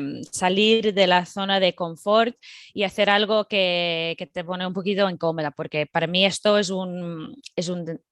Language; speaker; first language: Spanish; non-native, fluent; English